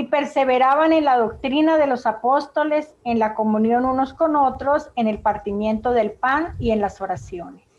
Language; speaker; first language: Spanish; native; Spanish